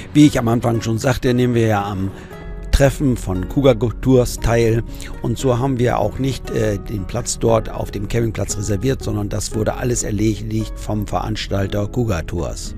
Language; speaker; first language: German; native; German